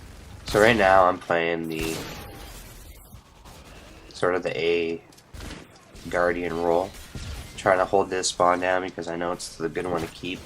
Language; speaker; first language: English; native; English